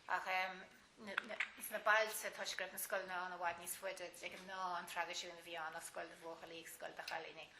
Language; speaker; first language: Irish; native; Irish